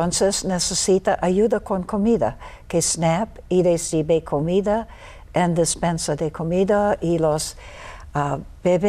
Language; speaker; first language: Spanish; non-native, learner; English